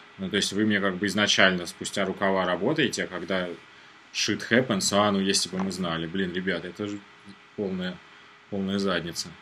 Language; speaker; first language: Russian; native; Russian